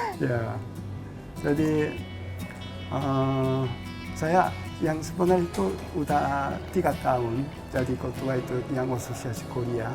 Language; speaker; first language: Indonesian; non-native, learner; Korean